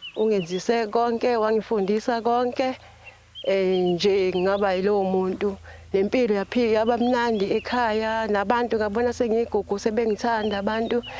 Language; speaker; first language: Zulu; native; Zulu